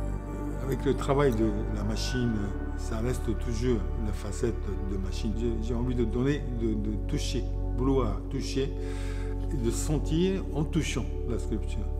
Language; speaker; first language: French; non-native, fluent; Japanese